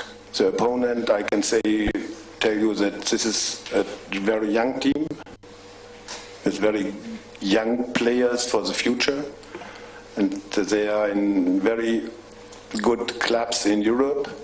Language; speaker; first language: English; non-native, fluent; German